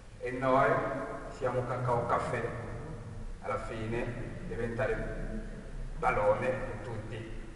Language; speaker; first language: Italian; non-native, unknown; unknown